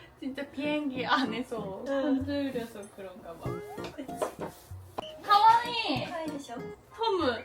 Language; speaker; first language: Korean; non-native, fluent; Japanese